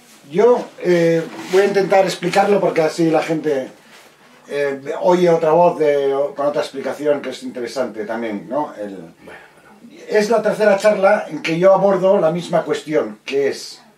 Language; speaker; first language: Spanish; native; Spanish